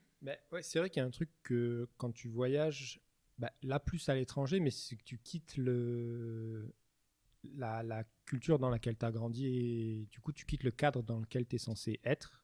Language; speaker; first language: French; native; French